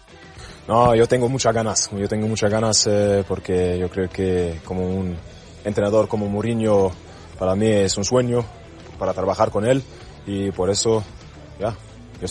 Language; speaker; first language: Spanish; non-native, learner; German